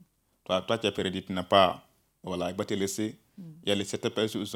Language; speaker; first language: French; non-native, learner; Bambara